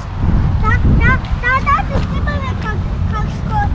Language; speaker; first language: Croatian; early bilingual, heritage; Croatian